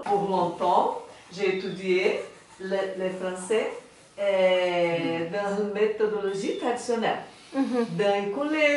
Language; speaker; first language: French; non-native, learner; Portuguese